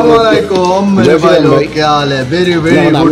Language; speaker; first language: Hindi; non-native, learner; Bangla